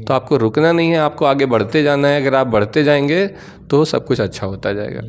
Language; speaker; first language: Hindi; native; Hindi